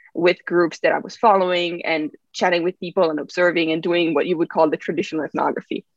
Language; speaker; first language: English; non-native, fluent; Italian